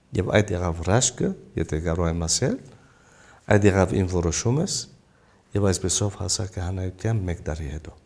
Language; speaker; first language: Armenian; early bilingual, heritage; Armenian